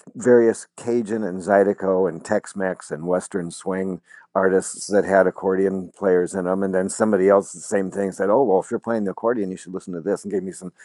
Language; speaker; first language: English; native; English